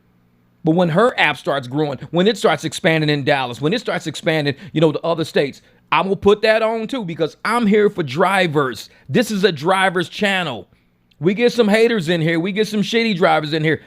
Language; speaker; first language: English; native; English